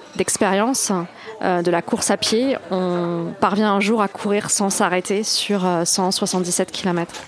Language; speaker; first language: French; native; French